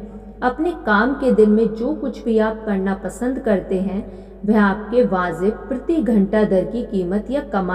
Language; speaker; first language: Hindi; native; Hindi